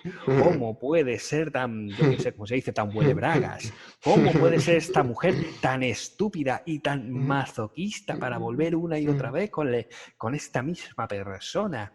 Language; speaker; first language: Spanish; native; Spanish